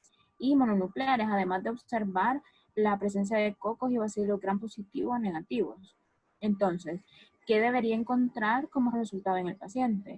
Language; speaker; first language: Spanish; native; Spanish